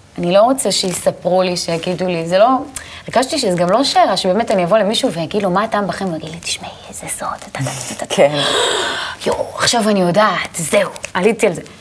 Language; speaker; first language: Hebrew; native; Hebrew